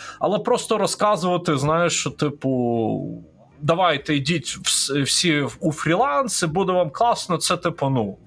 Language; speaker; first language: Ukrainian; non-native, local second language; Russian